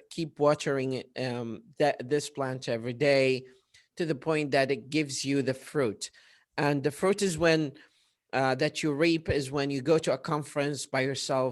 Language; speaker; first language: English; non-native, fluent; Arabic